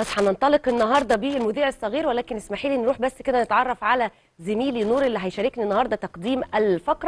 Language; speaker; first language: Arabic; native; Arabic